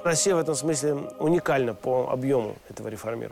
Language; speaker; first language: Russian; native; Russian